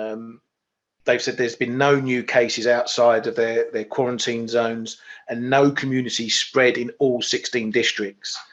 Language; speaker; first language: English; native; English